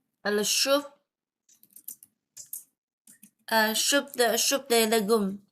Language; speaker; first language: French; non-native, learner; Vietnamese